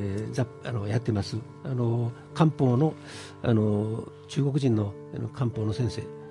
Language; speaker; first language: Japanese; native; Japanese